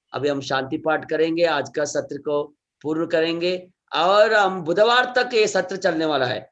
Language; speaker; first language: Hindi; non-native, local second language; Telugu